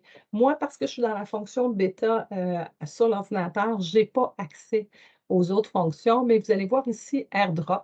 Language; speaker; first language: French; native; French